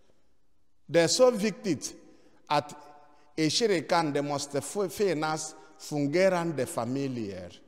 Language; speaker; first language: Swedish; non-native, fluent; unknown